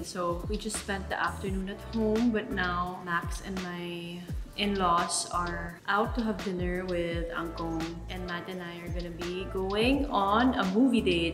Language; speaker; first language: English; non-native, local second language; Filipino